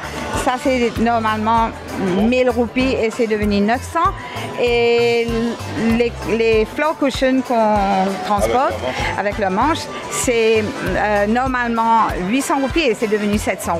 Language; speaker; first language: French; non-native, local second language; Morisyen